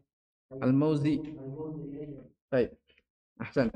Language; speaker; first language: Arabic; non-native, fluent; Indonesian